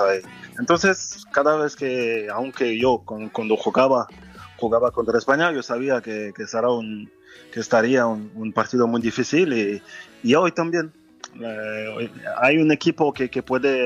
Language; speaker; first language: Spanish; non-native, fluent; French